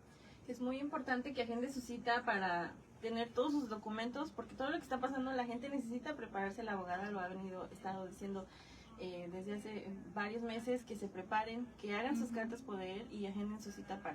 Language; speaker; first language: Spanish; native; Spanish